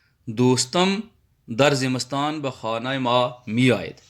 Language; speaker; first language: Persian; non-native, fluent; Urdu